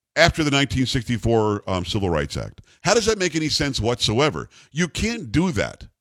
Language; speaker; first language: English; native; English